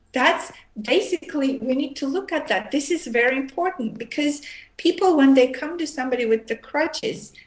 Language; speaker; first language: English; non-native, fluent; Armenian